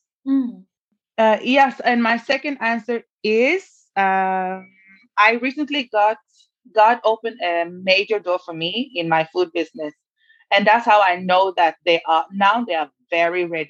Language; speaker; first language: English; non-native, fluent; Norwegian